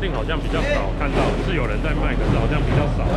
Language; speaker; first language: Chinese; native; Chinese